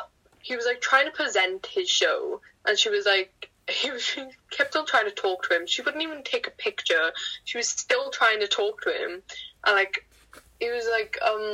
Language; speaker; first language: English; native; English